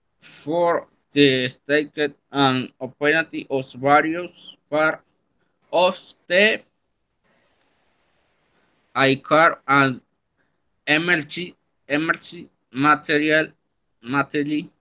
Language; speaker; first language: English; non-native, learner; Spanish